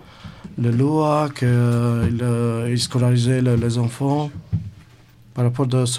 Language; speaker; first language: French; non-native, learner; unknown